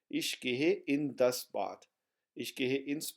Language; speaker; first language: German; non-native, fluent; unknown